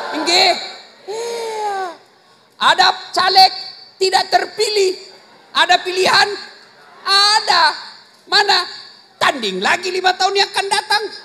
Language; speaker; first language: Indonesian; non-native, local second language; Buginese